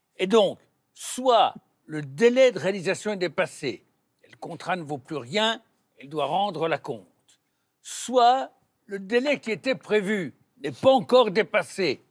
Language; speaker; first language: French; native; French